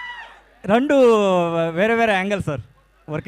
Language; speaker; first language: Telugu; non-native, learner; Kannada